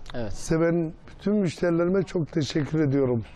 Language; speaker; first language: Turkish; native; Turkish